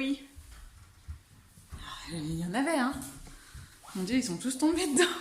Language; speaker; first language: French; native; French